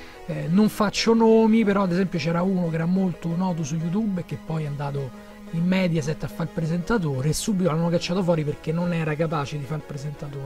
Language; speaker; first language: Italian; native; Italian